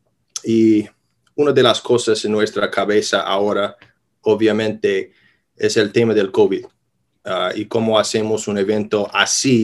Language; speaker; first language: Spanish; non-native, fluent; English